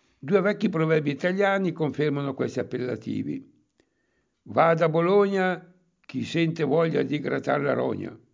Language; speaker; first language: Italian; native; Italian